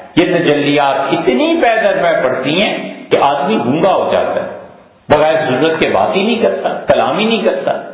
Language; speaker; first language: Urdu; native; Urdu